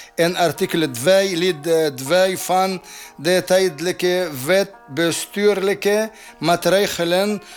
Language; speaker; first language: Dutch; non-native, learner; Arabic